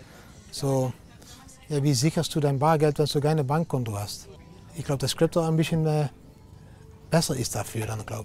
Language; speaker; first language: German; non-native, learner; Dutch